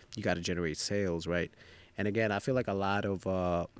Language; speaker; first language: English; early bilingual, other home language; Bangla